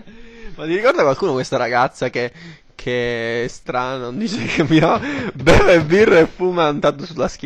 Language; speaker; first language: Italian; native; Italian